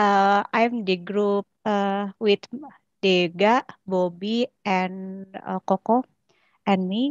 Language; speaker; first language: English; non-native, learner; Indonesian